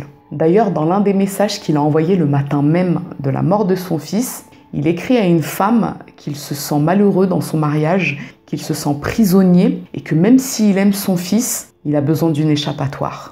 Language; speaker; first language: French; native; French